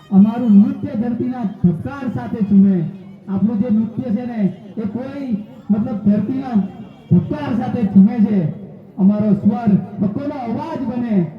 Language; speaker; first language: Gujarati; non-native, local second language; Rathawi